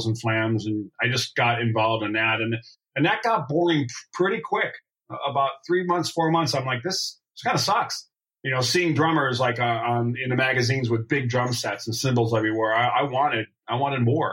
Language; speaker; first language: English; native; English